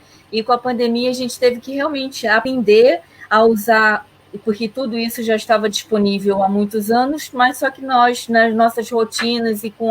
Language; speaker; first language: Portuguese; native; Portuguese